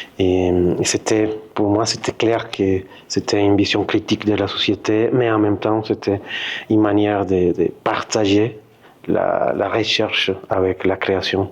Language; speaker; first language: French; non-native, fluent; Spanish